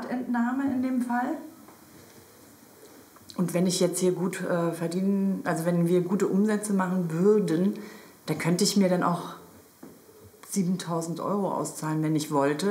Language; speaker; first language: German; native; German